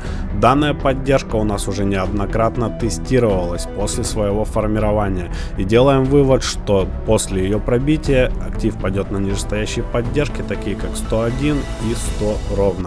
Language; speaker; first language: Russian; native; Russian